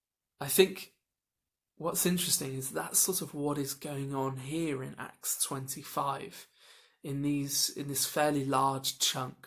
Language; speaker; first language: English; native; English